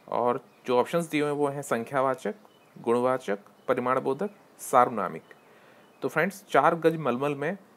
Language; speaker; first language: Hindi; native; Hindi